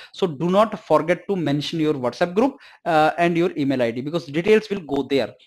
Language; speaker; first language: English; non-native, local second language; Hindi